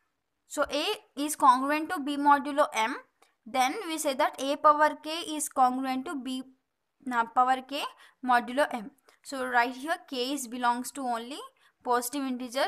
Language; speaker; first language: English; non-native, local second language; Telugu